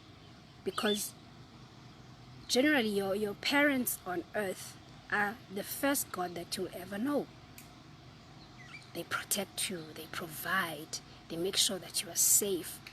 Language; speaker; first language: English; non-native, local second language; Zulu